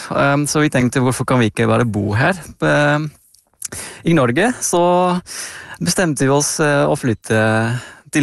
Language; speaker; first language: Norwegian; non-native, fluent; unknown